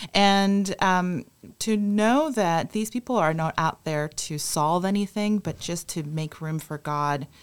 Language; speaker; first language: English; non-native, fluent; Spanish